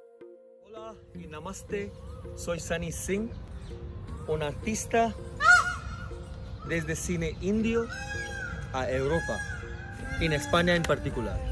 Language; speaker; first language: Spanish; non-native, fluent; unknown